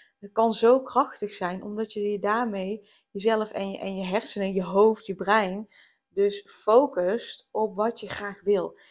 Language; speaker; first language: Dutch; native; Dutch